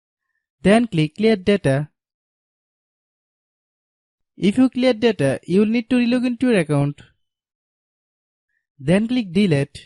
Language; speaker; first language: English; non-native, fluent; Bangla